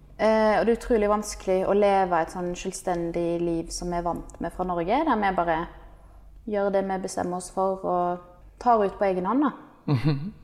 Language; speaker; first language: Norwegian; native; Norwegian